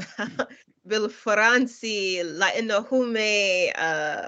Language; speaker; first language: Arabic; non-native, learner; English